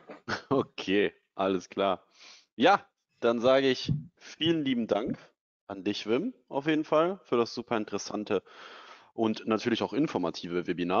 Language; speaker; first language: German; native; German